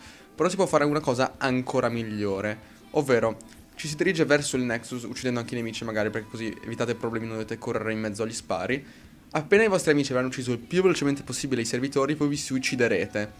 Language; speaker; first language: Italian; native; Italian